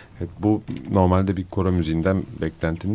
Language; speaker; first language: Turkish; native; Turkish